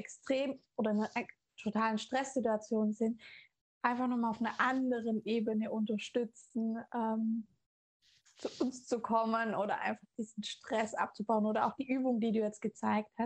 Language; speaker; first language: German; native; German